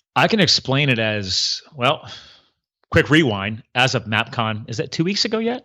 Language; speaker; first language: English; native; English